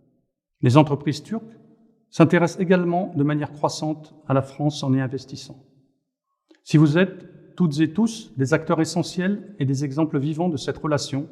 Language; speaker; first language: French; native; French